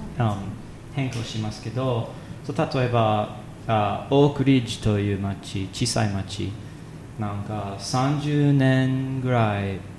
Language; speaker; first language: Japanese; non-native, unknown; English